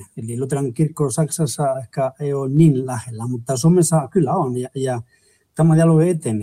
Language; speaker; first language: Finnish; non-native, fluent; Spanish